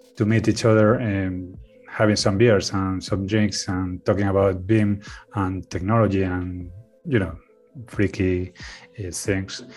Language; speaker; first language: English; non-native, learner; Spanish